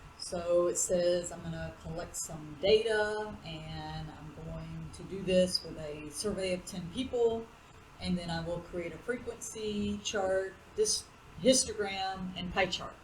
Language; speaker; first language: English; native; English